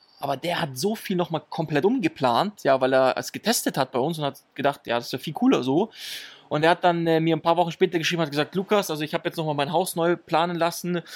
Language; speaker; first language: German; early bilingual, other home language; Italian